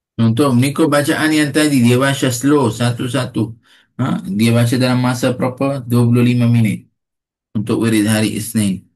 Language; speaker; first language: Malay; native; Malay